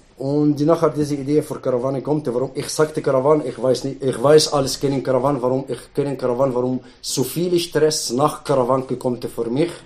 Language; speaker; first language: German; non-native, learner; Arabic